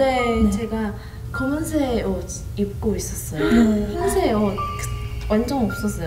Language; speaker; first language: Korean; non-native, learner; Chinese